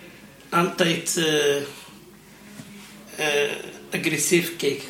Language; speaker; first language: Dutch; non-native, learner; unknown